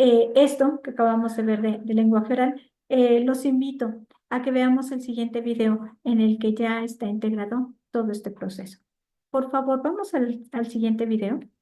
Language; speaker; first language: Spanish; native; Spanish